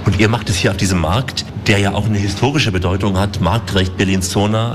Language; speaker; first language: German; native; German